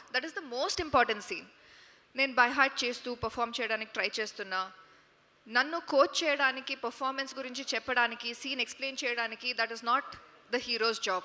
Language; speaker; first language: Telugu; non-native, local second language; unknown